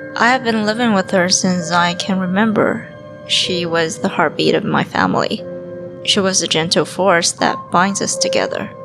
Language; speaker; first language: English; non-native, fluent; Chinese